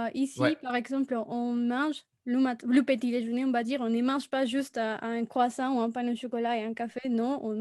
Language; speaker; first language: French; non-native, fluent; Spanish